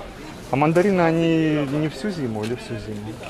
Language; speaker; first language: Russian; native; Russian